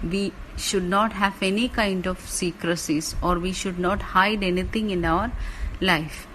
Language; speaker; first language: English; non-native, local second language; Malayalam